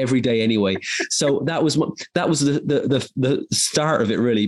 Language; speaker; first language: English; native; English